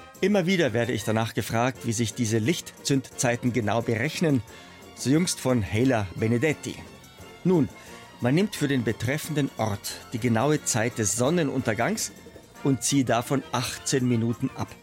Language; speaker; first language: German; native; German